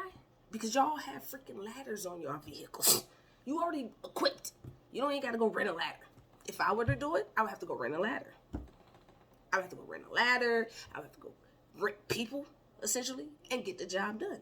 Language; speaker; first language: English; native; English